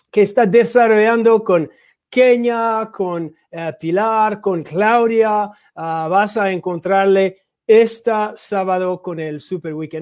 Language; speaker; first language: Spanish; non-native, learner; English